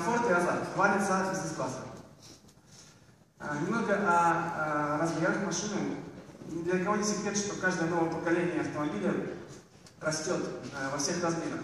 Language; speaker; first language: Russian; native; Russian